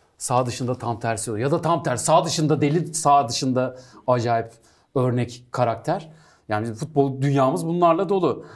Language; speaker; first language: Turkish; native; Turkish